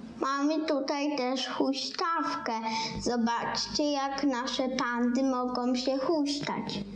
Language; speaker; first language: Polish; native; Polish